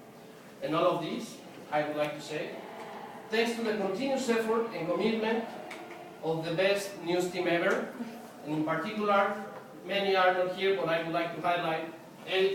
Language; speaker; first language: English; non-native, fluent; Spanish